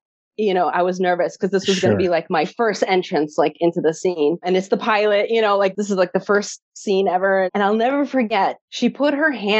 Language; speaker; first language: English; early bilingual, other home language; Polish